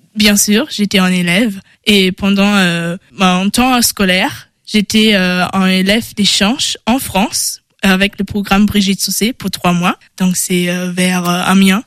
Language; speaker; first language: French; non-native, learner; German